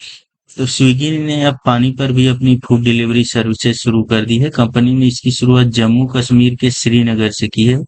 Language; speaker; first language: Hindi; native; Hindi